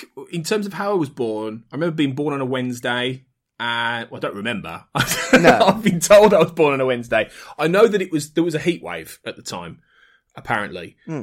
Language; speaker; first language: English; native; English